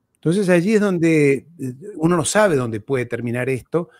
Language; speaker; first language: Spanish; native; Spanish